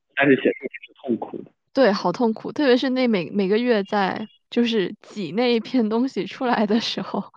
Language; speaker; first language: Chinese; native; Chinese